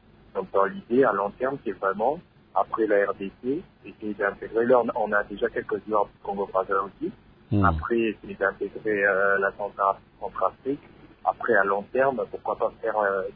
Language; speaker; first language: French; non-native, local second language; Lingala